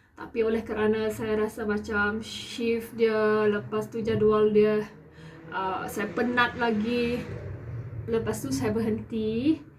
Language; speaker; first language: Malay; non-native, local second language; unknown